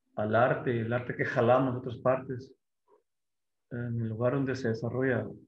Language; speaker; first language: Spanish; non-native, local second language; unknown